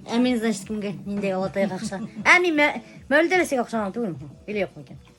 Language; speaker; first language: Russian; non-native, local second language; Bashkir